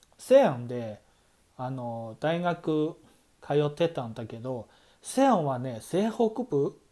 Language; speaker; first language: Japanese; non-native, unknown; Chinese